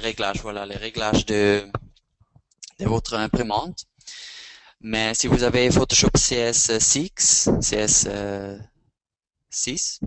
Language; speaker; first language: French; non-native, fluent; Spanish